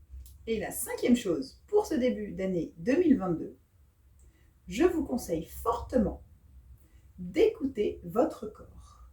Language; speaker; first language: French; native; French